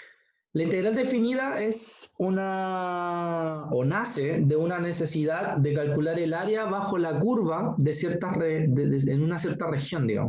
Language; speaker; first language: Spanish; native; Spanish